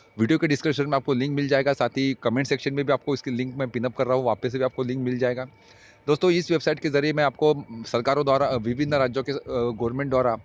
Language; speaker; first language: Hindi; non-native, local second language; Marathi